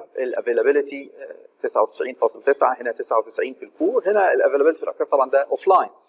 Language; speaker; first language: Arabic; native; Arabic